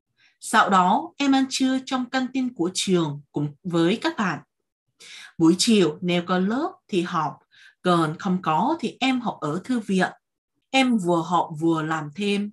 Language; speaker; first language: Vietnamese; non-native, fluent; Korean